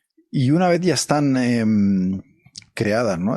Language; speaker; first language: Spanish; native; Spanish